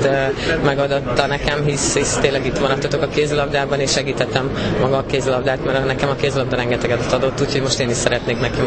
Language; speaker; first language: Hungarian; native; Hungarian